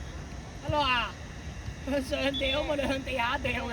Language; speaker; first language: Cantonese; native; Cantonese